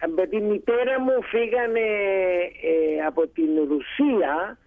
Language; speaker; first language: Greek; early bilingual, heritage; Greek